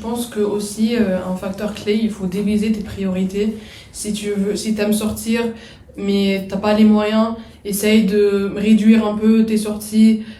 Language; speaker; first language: French; non-native, fluent; Arabic